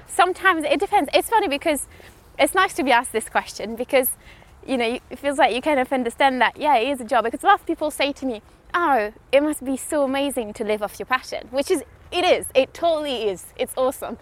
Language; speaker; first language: English; non-native, fluent; French